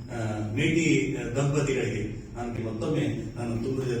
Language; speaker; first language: Kannada; native; Kannada